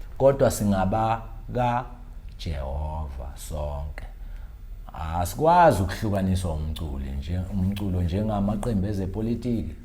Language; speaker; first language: Zulu; native; Zulu